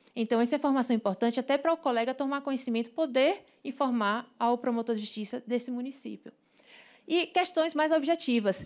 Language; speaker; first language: Portuguese; native; Portuguese